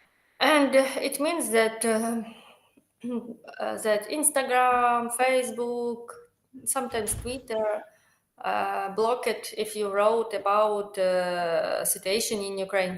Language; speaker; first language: English; non-native, learner; Ukrainian